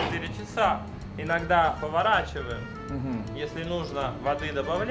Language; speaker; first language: Russian; non-native, learner; Italian